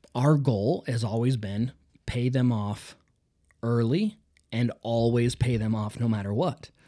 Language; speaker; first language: English; native; English